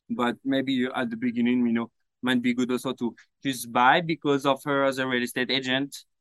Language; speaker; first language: English; non-native, fluent; French